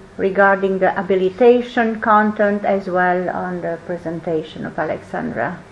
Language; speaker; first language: English; non-native, fluent; Romanian